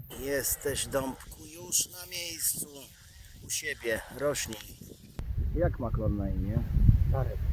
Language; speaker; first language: Polish; native; Polish